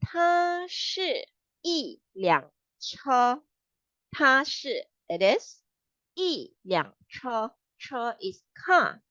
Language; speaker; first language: Chinese; non-native, fluent; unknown